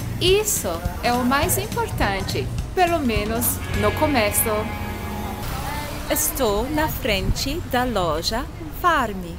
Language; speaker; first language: Portuguese; non-native, fluent; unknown